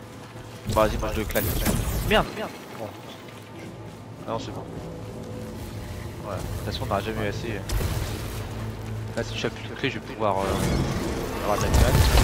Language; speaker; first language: French; native; French